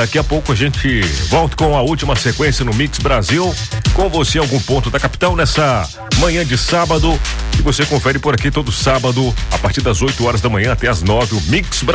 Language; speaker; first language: Portuguese; native; Portuguese